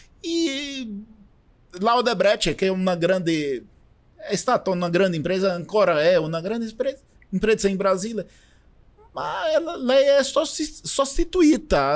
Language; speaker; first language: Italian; non-native, learner; Portuguese